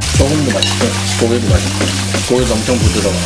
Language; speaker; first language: Korean; native; Korean